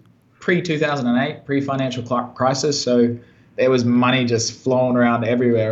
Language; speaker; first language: English; native; English